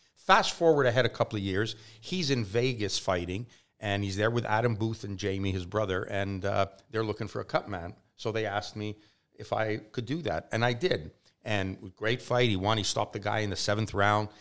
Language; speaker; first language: English; native; English